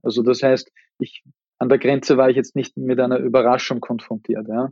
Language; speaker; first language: German; native; German